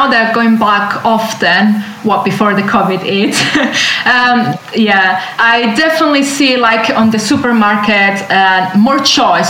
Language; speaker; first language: English; non-native, fluent; Italian